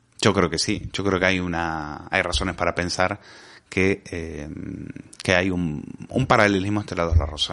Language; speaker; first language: Spanish; native; Spanish